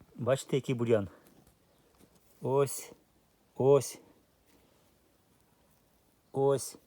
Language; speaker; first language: Ukrainian; native; Ukrainian